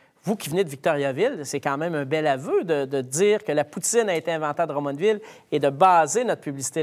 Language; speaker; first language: French; native; French